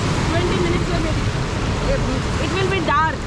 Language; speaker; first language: English; non-native, learner; Hindi